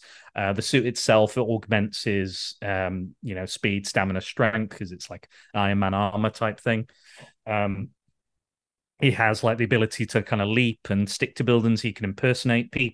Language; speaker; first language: English; native; English